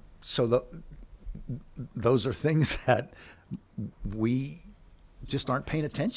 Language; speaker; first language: English; native; English